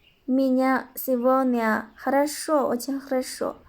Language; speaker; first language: Russian; non-native, local second language; Kyrgyz